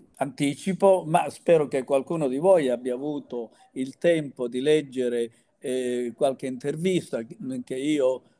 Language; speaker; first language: Italian; native; Italian